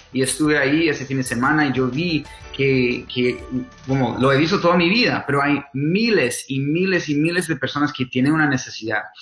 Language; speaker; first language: Spanish; non-native, fluent; English